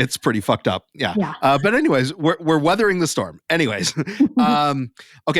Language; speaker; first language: English; native; English